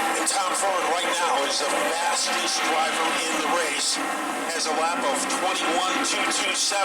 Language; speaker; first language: English; native; English